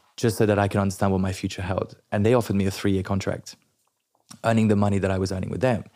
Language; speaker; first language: English; non-native, local second language; French